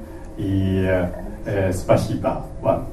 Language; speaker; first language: Russian; non-native, learner; Chinese